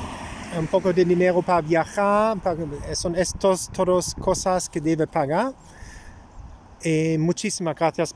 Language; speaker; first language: Spanish; non-native, learner; German